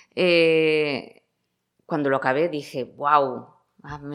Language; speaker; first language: Spanish; native; Spanish